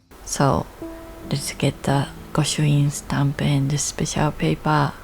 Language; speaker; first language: English; non-native, learner; Japanese